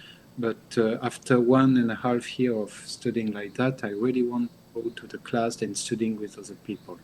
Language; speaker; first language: English; non-native, learner; French